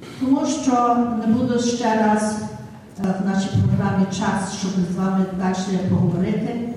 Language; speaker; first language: Ukrainian; early bilingual, heritage; Ukrainian